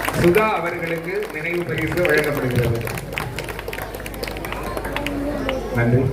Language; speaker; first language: Tamil; native; Tamil